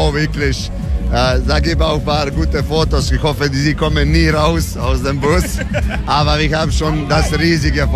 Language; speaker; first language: German; non-native, learner; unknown